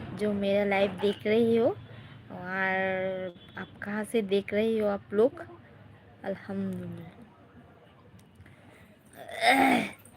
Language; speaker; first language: Hindi; non-native, local second language; Bangla